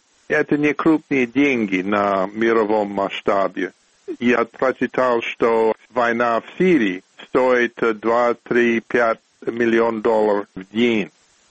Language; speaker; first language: Russian; non-native, fluent; English